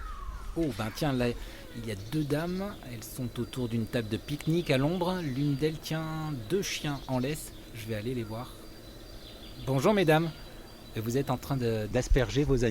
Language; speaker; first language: French; native; French